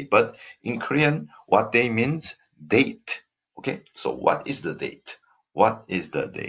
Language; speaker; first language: English; non-native, fluent; Korean